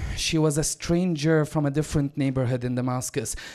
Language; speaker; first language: English; non-native, fluent; Arabic